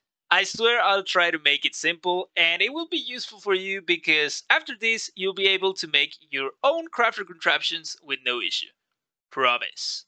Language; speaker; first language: English; non-native, fluent; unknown